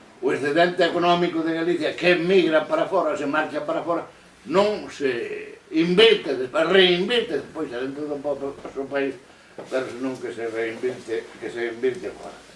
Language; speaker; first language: Galician; native; Galician